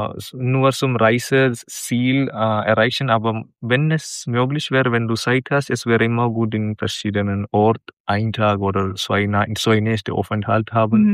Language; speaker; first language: German; non-native, learner; Malayalam